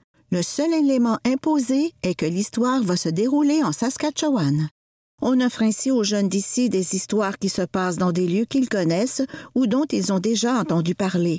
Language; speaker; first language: French; native; French